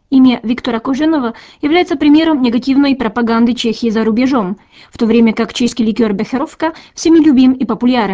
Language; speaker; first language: Russian; native; Russian